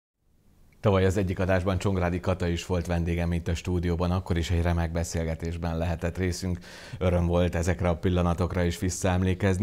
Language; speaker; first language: Hungarian; native; Hungarian